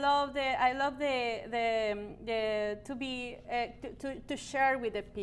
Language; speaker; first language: English; non-native, learner; Spanish